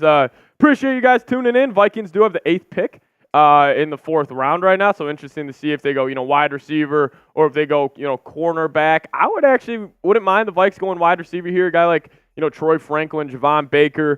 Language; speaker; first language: English; native; English